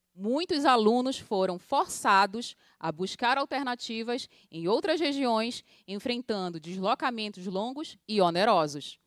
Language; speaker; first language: Portuguese; native; Portuguese